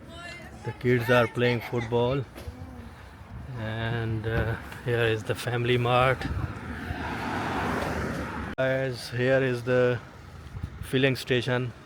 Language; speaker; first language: English; non-native, local second language; Urdu